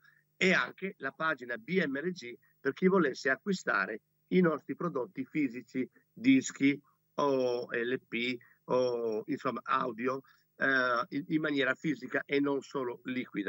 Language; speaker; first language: Italian; native; Italian